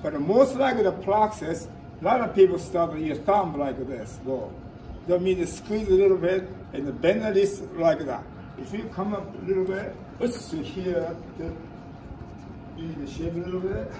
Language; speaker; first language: English; non-native, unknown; Japanese